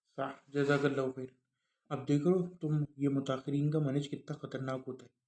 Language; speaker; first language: Urdu; early bilingual, heritage; Urdu